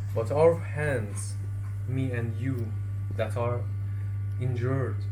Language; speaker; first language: English; non-native, fluent; Persian